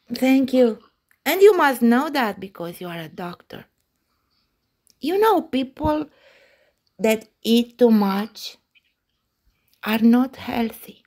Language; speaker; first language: English; non-native, learner; Romanian